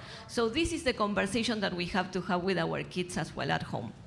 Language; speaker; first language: English; non-native, fluent; Spanish